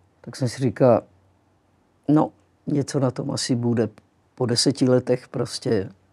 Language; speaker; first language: Czech; early bilingual, other home language; Greek